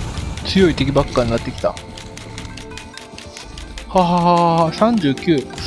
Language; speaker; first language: Japanese; native; Japanese